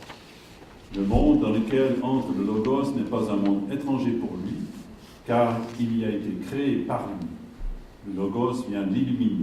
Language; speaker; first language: French; native; French